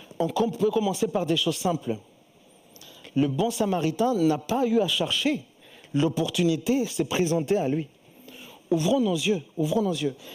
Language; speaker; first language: French; early bilingual, other home language; Spanish